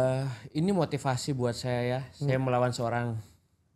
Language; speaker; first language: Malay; non-native, local second language; Indonesian